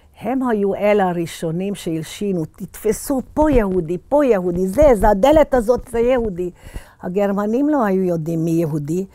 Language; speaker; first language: Hebrew; early bilingual, other home language; Hungarian